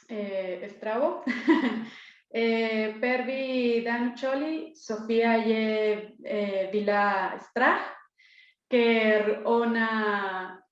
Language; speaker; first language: Slovenian; non-native, learner; Spanish